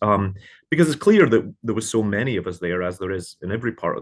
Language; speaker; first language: English; native; English